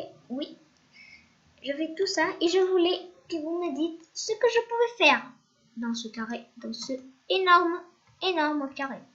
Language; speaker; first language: French; non-native, fluent; Spanish